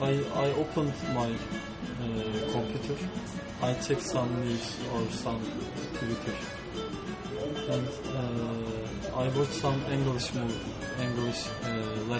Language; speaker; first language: English; non-native, learner; Turkish